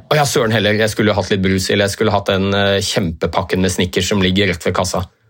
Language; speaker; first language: Norwegian; native; Norwegian